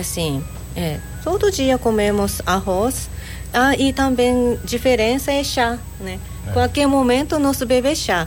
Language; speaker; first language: Portuguese; non-native, learner; Japanese